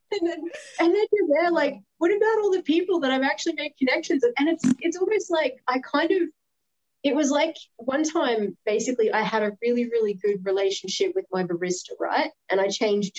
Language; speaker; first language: English; native; English